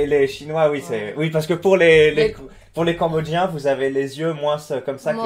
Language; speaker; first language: French; native; French